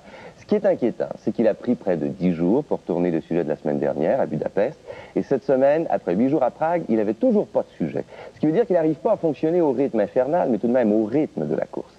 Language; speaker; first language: French; native; French